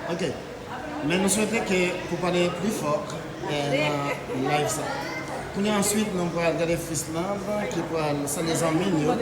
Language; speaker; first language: French; non-native, learner; Haitian Creole